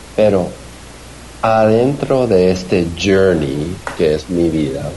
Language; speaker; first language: Spanish; early bilingual, heritage; Spanish